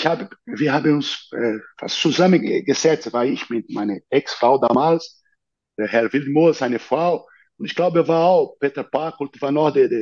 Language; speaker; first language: German; non-native, learner; Portuguese